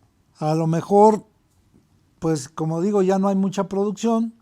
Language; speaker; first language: Spanish; native; Spanish